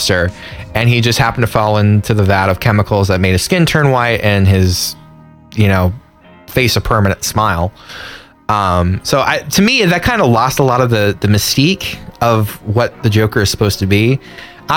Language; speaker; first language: English; native; English